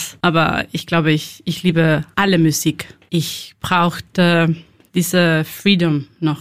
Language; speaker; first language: German; non-native, learner; Spanish